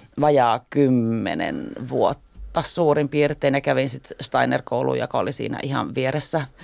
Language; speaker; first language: Finnish; native; Finnish